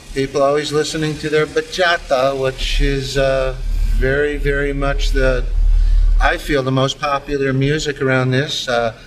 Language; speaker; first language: English; native; English